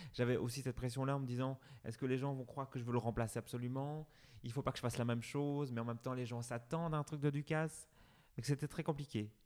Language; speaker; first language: French; native; French